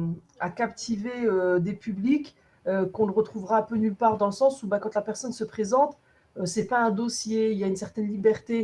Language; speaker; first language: French; native; French